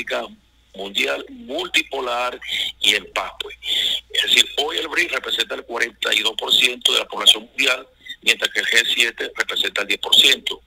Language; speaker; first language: Spanish; native; Spanish